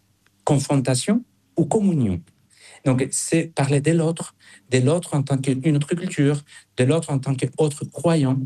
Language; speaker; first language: French; non-native, fluent; Spanish